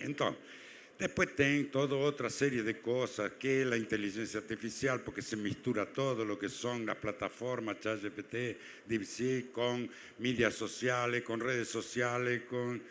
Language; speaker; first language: Portuguese; non-native, fluent; Spanish